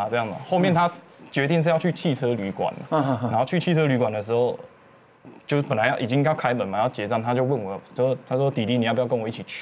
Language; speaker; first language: Chinese; native; Chinese